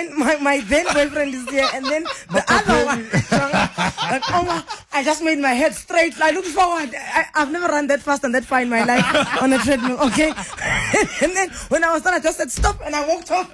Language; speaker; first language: English; non-native, local second language; Xhosa